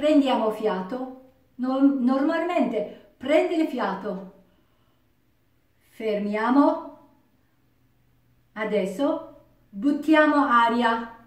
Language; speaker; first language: Italian; non-native, learner; Japanese